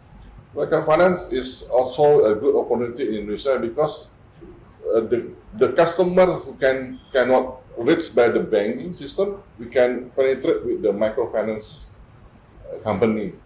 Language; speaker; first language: English; non-native, fluent; Indonesian